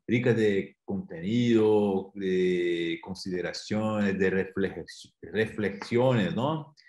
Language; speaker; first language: Spanish; non-native, fluent; Portuguese